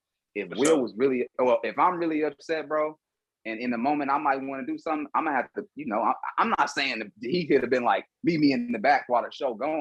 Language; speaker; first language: English; native; English